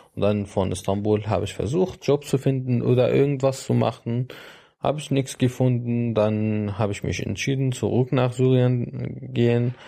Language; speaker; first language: German; non-native, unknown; Arabic